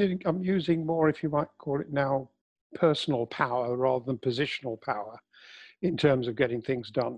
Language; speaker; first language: English; native; English